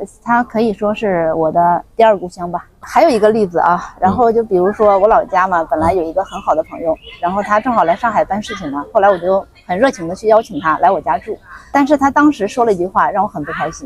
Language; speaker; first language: Chinese; non-native, local second language; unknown